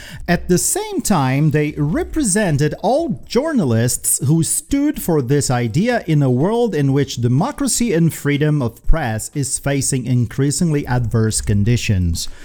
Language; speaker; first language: English; non-native, fluent; Portuguese